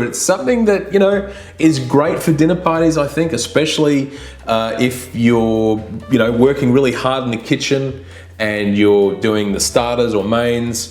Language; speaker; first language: English; native; English